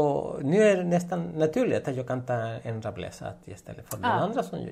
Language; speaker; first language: Swedish; non-native, fluent; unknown